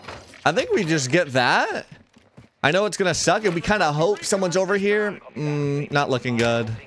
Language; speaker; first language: English; native; English